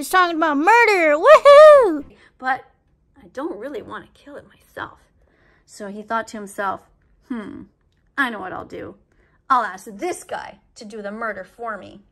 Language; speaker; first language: English; native; English